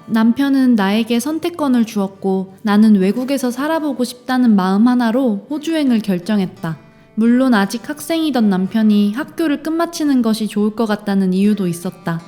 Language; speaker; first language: Korean; native; Korean